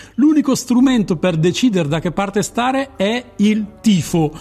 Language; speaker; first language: Italian; native; Italian